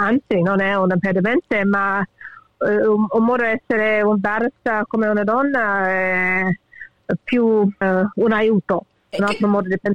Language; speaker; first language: Italian; early bilingual, heritage; English